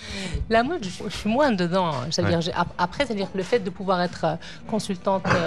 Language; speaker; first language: French; native; French